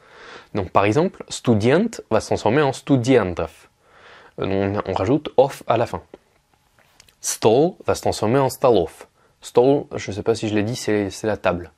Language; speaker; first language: French; native; French